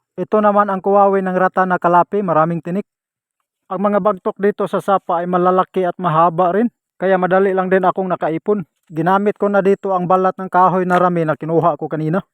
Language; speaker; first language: Filipino; non-native, local second language; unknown